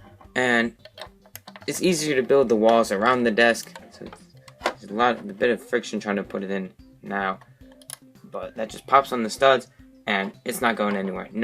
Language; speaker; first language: English; native; English